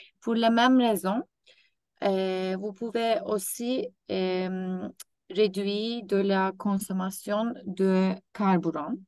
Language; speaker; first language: French; non-native, learner; Turkish